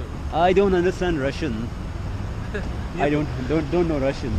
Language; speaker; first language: English; non-native, local second language; Hindi